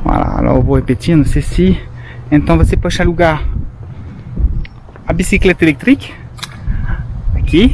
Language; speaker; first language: Portuguese; non-native, learner; French